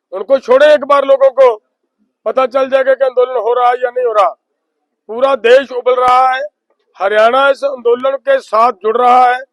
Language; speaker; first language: Hindi; non-native, local second language; Punjabi